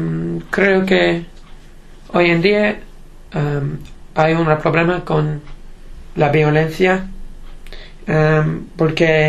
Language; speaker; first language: Spanish; non-native, learner; English